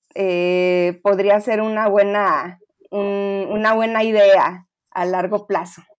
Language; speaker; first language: Spanish; native; Spanish